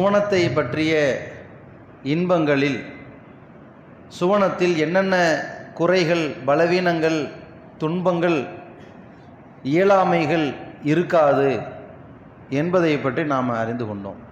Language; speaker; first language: Tamil; native; Tamil